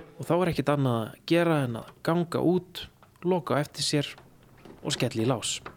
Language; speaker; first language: Icelandic; native; Icelandic